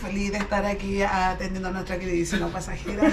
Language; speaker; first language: Spanish; native; Spanish